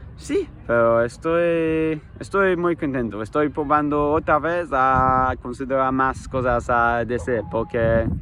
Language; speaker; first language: Spanish; non-native, learner; English